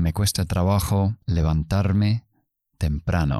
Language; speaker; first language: Spanish; non-native, fluent; English